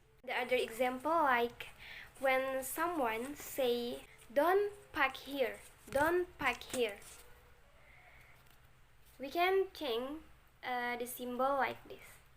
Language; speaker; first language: English; non-native, learner; Indonesian